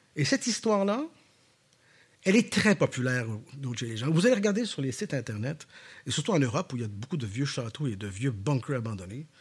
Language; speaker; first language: French; native; French